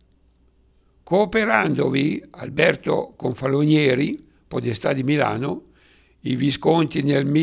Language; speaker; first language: Italian; native; Italian